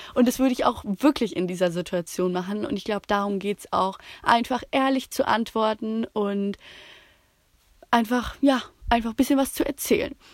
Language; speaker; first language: German; native; German